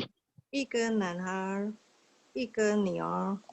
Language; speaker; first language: Chinese; early bilingual, heritage; Chinese